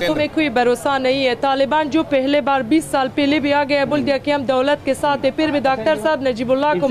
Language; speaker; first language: Hindi; non-native, learner; Persian